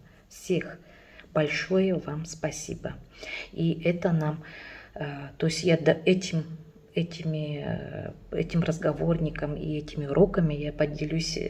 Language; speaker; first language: Russian; non-native, local second language; Yakut